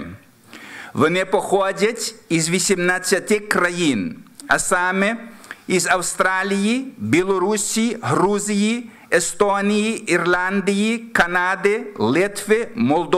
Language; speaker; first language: Ukrainian; early bilingual, heritage; Ukrainian